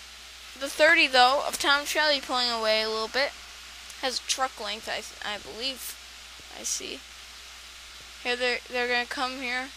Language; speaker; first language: English; native; English